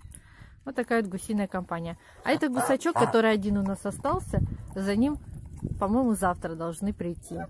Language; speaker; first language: Russian; native; Russian